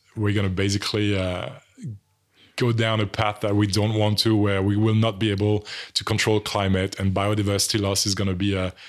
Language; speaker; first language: English; non-native, fluent; French